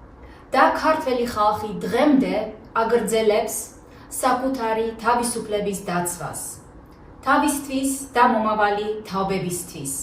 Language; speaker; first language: Georgian; non-native, learner; Dutch